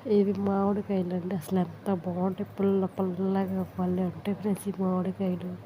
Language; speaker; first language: Telugu; non-native, local second language; Urdu